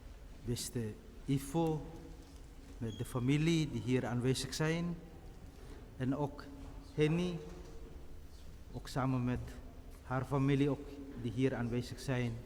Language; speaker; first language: Dutch; non-native, fluent; Indonesian